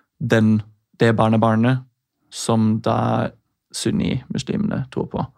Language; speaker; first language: Norwegian; non-native, fluent; English